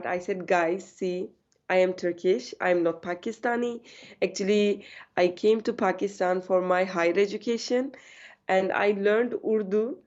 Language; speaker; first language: English; non-native, learner; Turkish